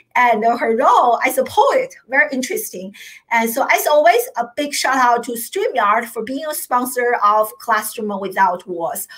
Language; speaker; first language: English; non-native, fluent; Chinese